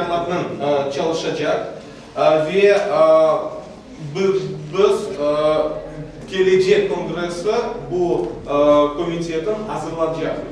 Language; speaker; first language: Turkish; non-native, learner; Tatar